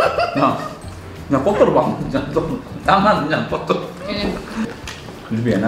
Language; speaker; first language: Indonesian; non-native, learner; Korean